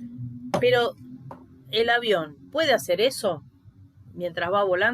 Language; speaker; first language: Spanish; native; Spanish